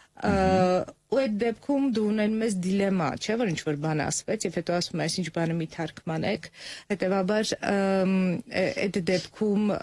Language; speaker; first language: Armenian; native; Armenian